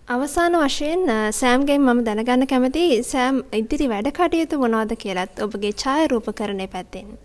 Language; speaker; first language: Sinhala; native; Sinhala